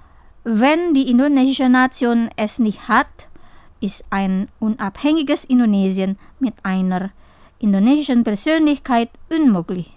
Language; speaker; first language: German; non-native, fluent; Indonesian